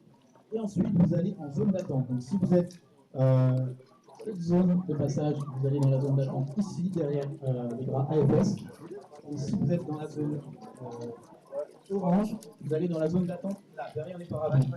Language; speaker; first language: French; native; French